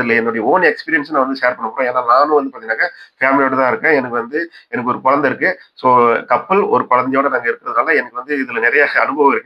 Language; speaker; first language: Tamil; native; Tamil